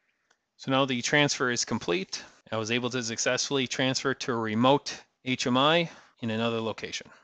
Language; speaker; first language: English; native; English